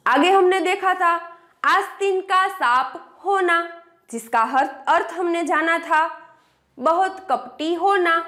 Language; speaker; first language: Hindi; non-native, local second language; Gujarati